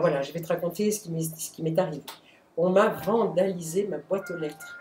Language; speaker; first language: French; native; French